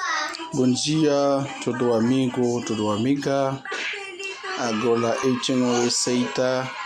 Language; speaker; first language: Portuguese; non-native, learner; Haitian Creole